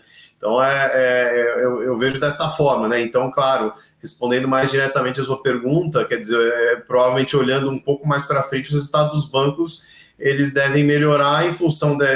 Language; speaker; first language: Portuguese; native; Portuguese